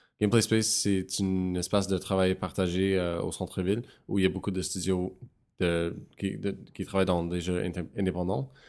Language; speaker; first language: French; non-native, local second language; English